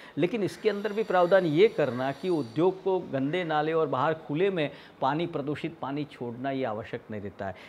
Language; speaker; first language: Hindi; non-native, local second language; Gujarati